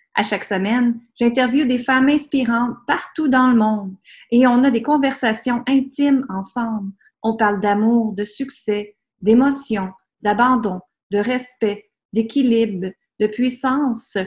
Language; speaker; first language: French; native; French